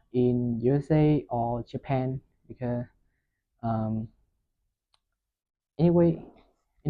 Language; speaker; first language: English; non-native, learner; Vietnamese